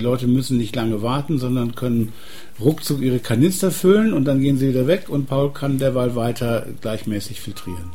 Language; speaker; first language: German; native; German